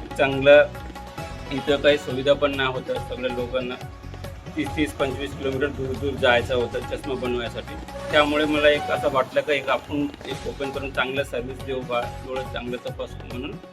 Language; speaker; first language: Marathi; non-native, local second language; Lambadi